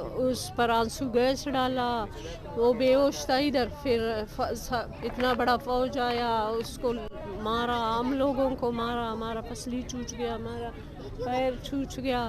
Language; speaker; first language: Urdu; non-native, local second language; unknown